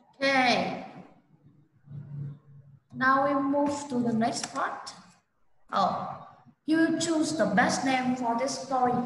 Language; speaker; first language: English; non-native, fluent; Vietnamese